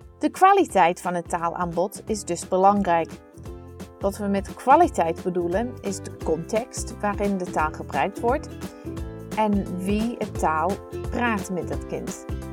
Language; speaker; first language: Dutch; non-native, fluent; English